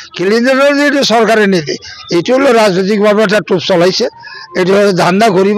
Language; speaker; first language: Assamese; non-native, local second language; Bangla